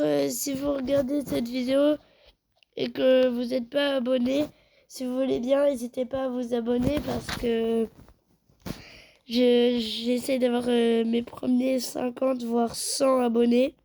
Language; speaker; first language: French; native; French